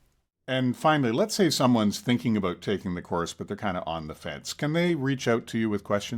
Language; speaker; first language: English; native; English